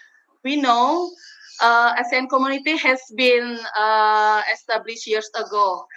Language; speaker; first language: English; non-native, learner; Indonesian